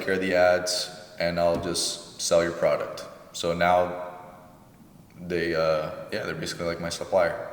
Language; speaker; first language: English; native; English